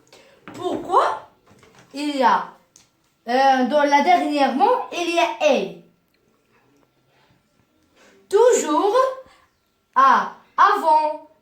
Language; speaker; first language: French; non-native, learner; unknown